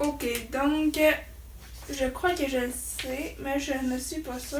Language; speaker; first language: French; native; French